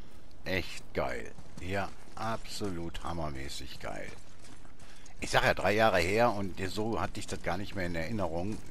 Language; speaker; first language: German; native; German